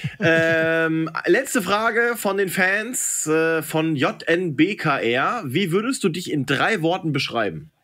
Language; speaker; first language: German; native; German